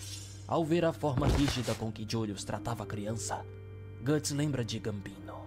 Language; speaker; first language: Portuguese; native; Portuguese